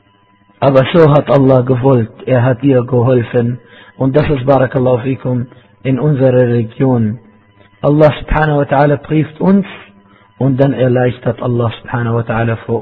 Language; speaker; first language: German; non-native, fluent; Arabic